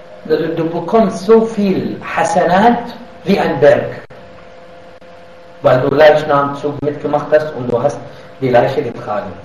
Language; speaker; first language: German; non-native, fluent; Arabic